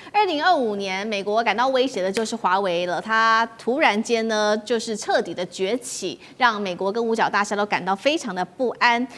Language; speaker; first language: Chinese; native; Chinese